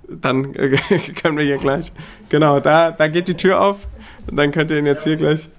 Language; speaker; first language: German; native; German